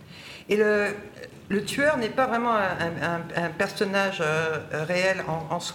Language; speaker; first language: French; native; French